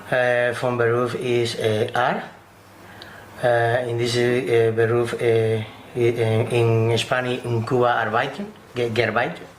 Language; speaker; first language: German; non-native, learner; Spanish